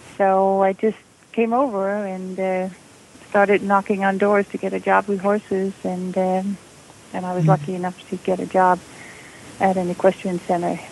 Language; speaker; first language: English; non-native, fluent; Danish